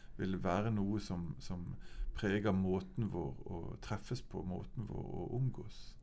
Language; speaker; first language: Norwegian; native; Norwegian